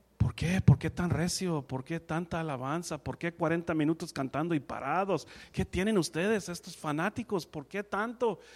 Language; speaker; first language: Spanish; non-native, fluent; English